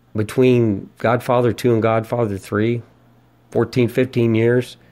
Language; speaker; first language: English; native; English